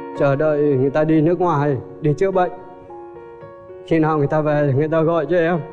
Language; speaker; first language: Vietnamese; native; Vietnamese